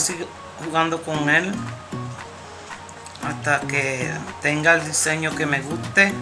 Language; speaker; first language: Spanish; early bilingual, heritage; Spanish